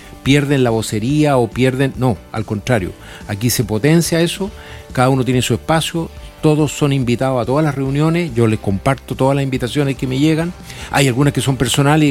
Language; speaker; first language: Spanish; native; Spanish